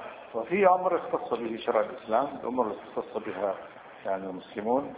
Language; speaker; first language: Arabic; native; Arabic